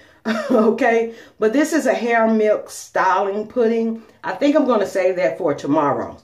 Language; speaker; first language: English; native; English